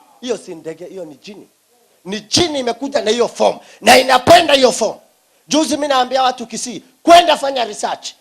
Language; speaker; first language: Swahili; non-native, local second language; Somali